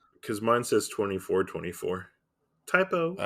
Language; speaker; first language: English; native; English